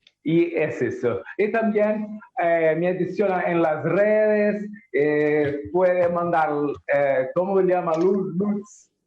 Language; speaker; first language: Spanish; non-native, learner; Portuguese